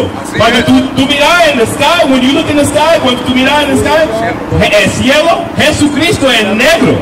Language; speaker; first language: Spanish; non-native, learner; English